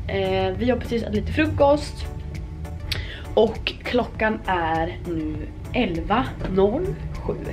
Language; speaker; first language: Swedish; native; Swedish